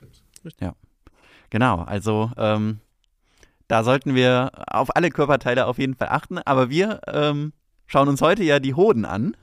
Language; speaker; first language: German; native; German